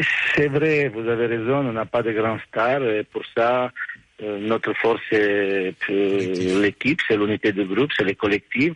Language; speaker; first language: French; non-native, fluent; Romanian